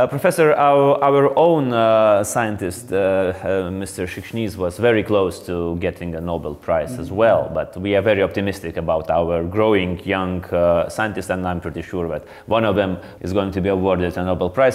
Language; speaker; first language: English; non-native, fluent; Lithuanian